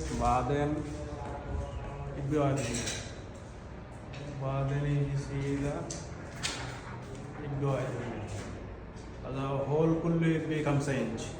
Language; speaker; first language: Arabic; non-native, learner; Bangla